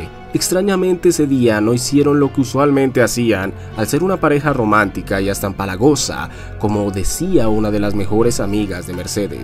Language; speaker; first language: Spanish; native; Spanish